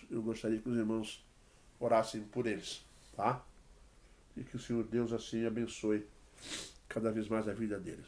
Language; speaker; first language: Portuguese; native; Portuguese